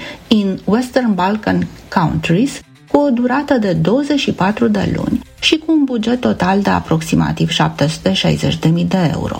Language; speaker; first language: Romanian; native; Romanian